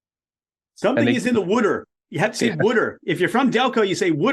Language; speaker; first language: English; native; English